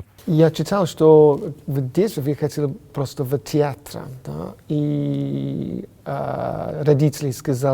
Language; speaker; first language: Russian; non-native, learner; English